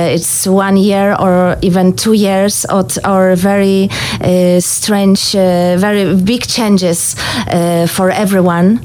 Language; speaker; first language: English; non-native, learner; Polish